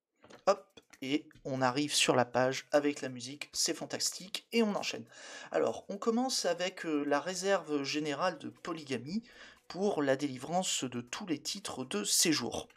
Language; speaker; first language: French; native; French